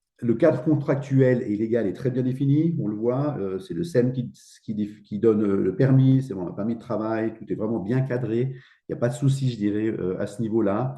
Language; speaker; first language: French; native; French